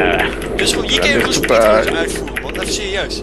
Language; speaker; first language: Dutch; native; Dutch